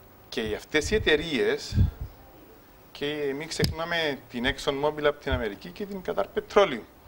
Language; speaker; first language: Greek; native; Greek